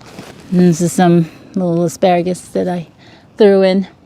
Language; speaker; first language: English; native; English